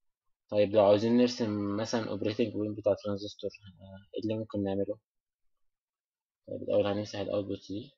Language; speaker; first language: Arabic; native; Arabic